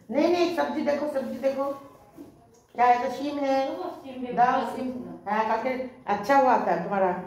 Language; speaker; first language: Hindi; non-native, local second language; Bangla